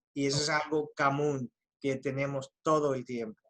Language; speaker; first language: Spanish; early bilingual, heritage; Spanish